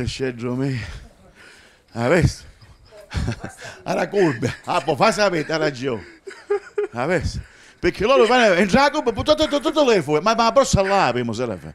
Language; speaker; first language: Italian; native; Italian